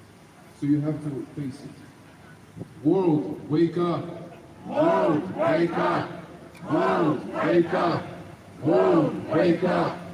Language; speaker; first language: English; non-native, fluent; Ukrainian